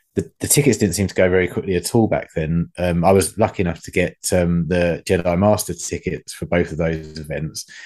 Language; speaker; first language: English; native; English